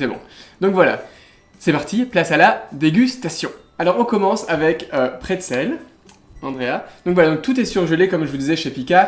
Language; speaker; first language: French; native; French